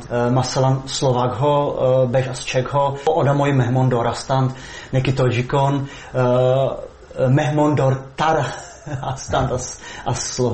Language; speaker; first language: Persian; non-native, fluent; Czech